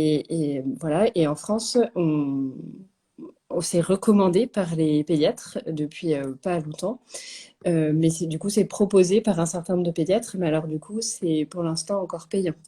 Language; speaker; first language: French; native; French